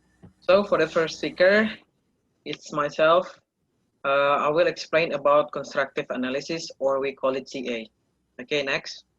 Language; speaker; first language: English; non-native, learner; Indonesian